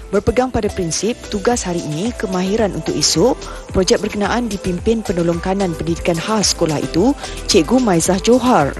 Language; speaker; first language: Malay; native; Malay